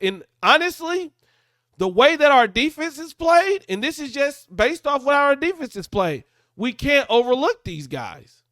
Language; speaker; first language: English; native; English